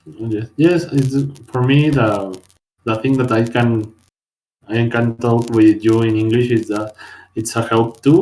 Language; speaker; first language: English; non-native, learner; Spanish